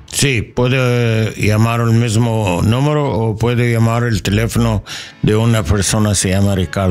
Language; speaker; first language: Spanish; non-native, learner; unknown